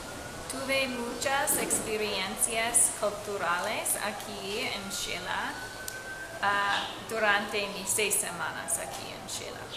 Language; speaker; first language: Spanish; non-native, learner; English